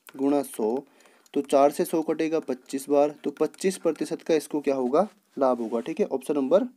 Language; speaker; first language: Hindi; native; Hindi